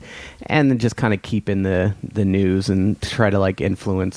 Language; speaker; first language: English; native; English